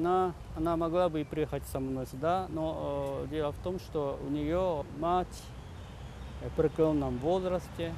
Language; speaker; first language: Russian; non-native, fluent; Japanese